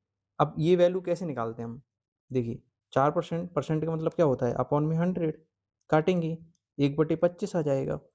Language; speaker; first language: Hindi; native; Hindi